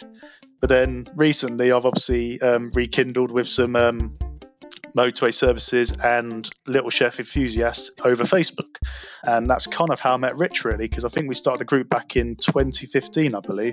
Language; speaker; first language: English; native; English